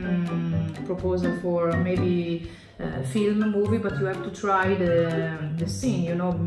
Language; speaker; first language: English; non-native, fluent; Italian